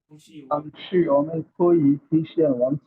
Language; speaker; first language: Chinese; non-native, learner; Bangla